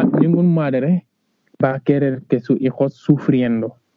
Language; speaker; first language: Spanish; non-native, learner; Wolof